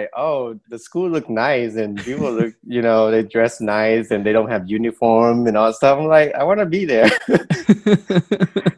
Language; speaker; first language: English; non-native, fluent; Vietnamese